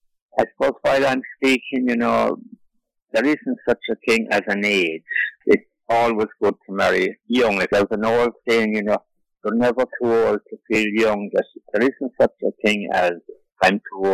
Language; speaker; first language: English; native; English